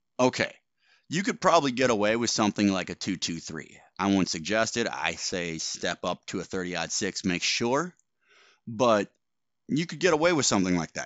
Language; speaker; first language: English; native; English